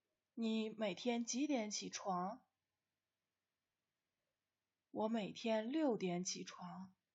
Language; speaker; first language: Chinese; non-native, fluent; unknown